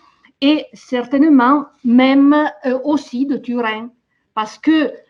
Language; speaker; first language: French; non-native, fluent; Italian